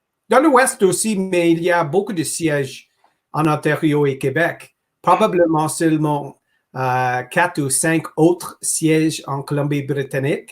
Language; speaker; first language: French; non-native, local second language; English